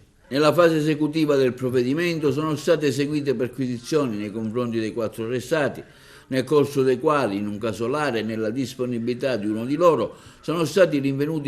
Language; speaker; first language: Italian; native; Italian